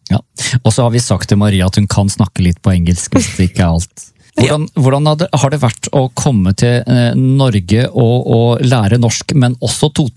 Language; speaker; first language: Norwegian; native; Norwegian